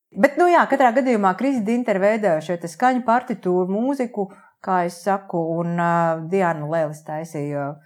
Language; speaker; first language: Latvian; native; Latvian